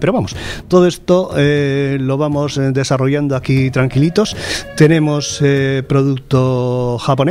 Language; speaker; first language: Spanish; native; Spanish